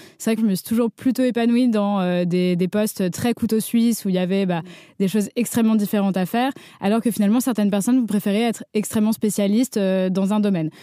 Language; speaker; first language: French; native; French